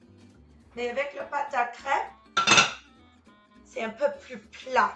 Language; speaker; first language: French; non-native, fluent; English